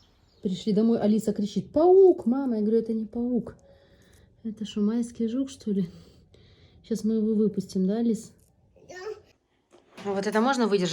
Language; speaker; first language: Russian; native; Russian